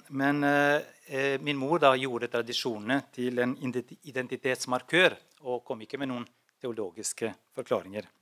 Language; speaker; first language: Norwegian; non-native, fluent; Albanian